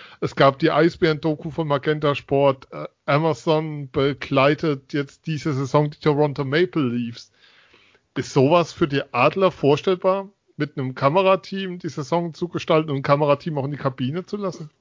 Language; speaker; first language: German; native; German